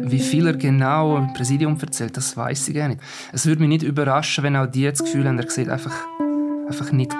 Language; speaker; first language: German; native; German